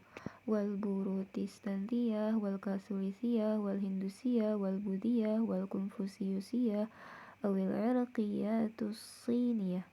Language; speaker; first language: Arabic; non-native, fluent; Indonesian